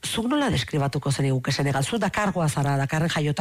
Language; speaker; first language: Basque; native; Basque